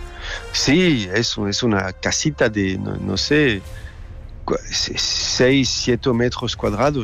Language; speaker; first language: Spanish; non-native, fluent; French